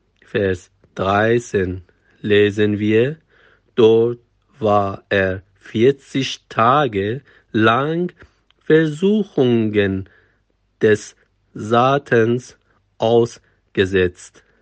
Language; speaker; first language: German; non-native, fluent; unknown